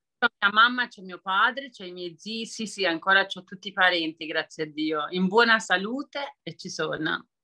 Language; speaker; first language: Italian; non-native, fluent; Albanian